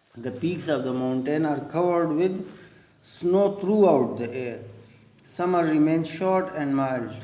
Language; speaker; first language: English; non-native, local second language; Urdu